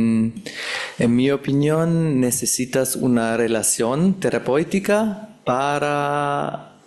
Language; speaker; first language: Spanish; non-native, fluent; German